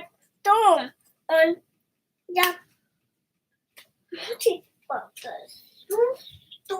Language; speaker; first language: Russian; early bilingual, heritage; Russian